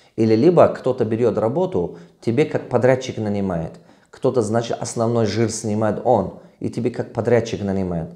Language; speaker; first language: Russian; non-native, local second language; Tajik